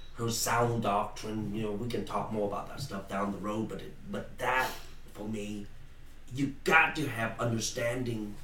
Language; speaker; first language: English; non-native, fluent; Vietnamese